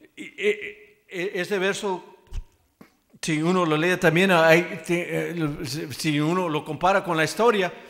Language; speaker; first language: Spanish; early bilingual, heritage; Spanish